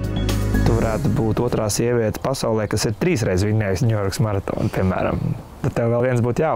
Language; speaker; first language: Latvian; native; Latvian